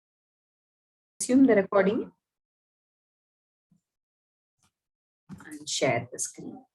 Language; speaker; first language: English; non-native, local second language; Kannada